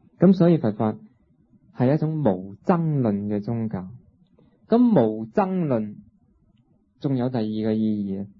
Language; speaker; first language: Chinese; non-native, local second language; Cantonese